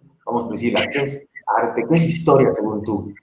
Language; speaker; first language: Spanish; native; Spanish